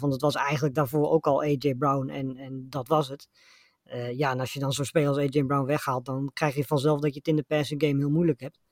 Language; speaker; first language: Dutch; native; Dutch